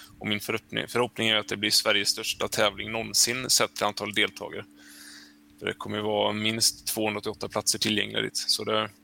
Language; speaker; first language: Swedish; native; Swedish